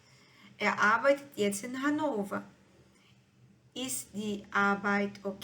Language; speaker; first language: German; non-native, fluent; Portuguese